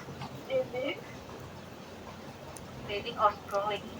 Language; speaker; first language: English; non-native, learner; Indonesian